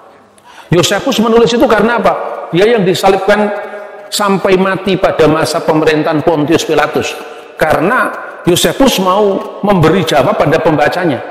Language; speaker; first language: Indonesian; native; Indonesian